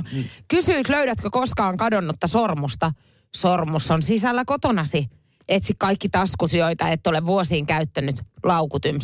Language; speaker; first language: Finnish; native; Finnish